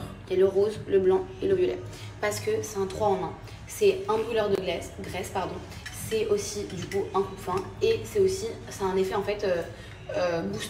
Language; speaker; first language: French; native; French